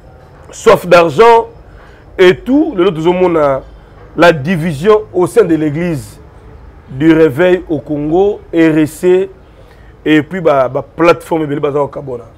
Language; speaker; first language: French; non-native, local second language; Lingala